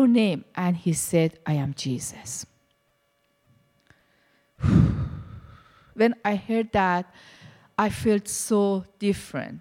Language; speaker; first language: English; non-native, learner; Persian